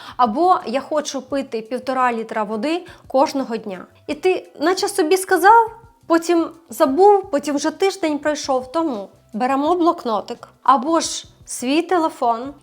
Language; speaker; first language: Ukrainian; non-native, local second language; Russian